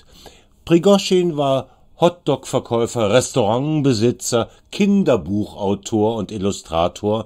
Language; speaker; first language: German; native; German